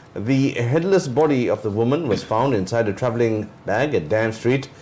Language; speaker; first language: English; non-native, local second language; Sinhala